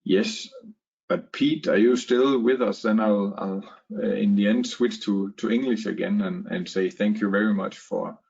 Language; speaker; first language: English; non-native, fluent; Danish